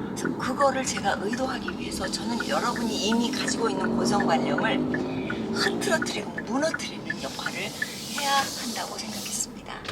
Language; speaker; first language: Korean; native; Korean